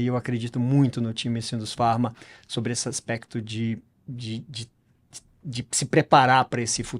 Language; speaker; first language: Portuguese; native; Portuguese